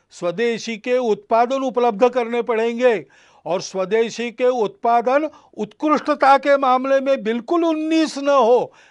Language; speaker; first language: Hindi; non-native, local second language; Marathi